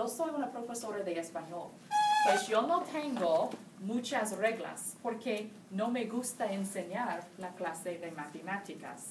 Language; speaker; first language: Spanish; non-native, learner; English